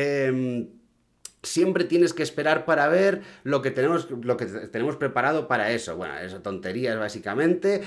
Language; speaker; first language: Spanish; native; Spanish